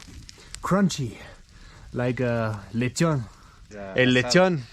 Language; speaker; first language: Spanish; non-native, learner; English